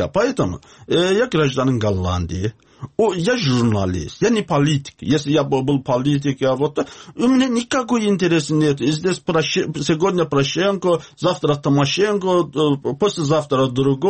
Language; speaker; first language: Russian; non-native, learner; Azerbaijani